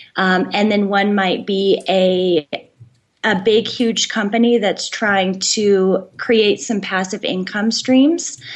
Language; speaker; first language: English; native; English